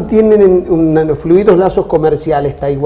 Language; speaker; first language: Spanish; native; Spanish